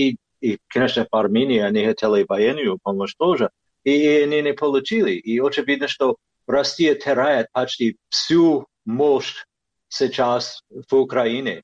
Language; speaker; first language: Russian; non-native, fluent; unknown